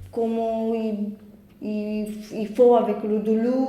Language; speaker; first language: French; non-native, learner; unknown